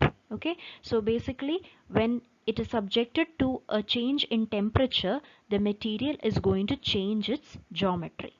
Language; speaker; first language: English; non-native, local second language; Malayalam